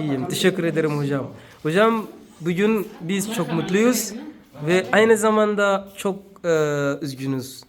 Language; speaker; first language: Turkish; non-native, learner; Arabic